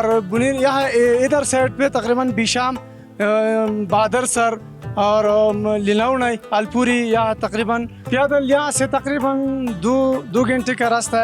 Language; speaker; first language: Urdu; non-native, local second language; Pashto